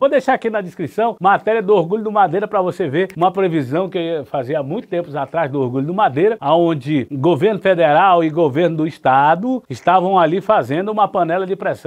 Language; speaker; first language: Portuguese; native; Portuguese